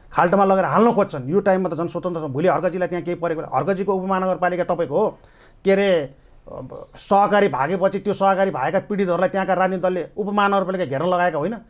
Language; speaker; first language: Nepali; native; Nepali